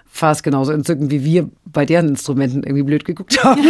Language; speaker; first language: German; native; German